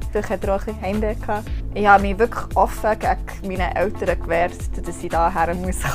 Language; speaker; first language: German; non-native, fluent; English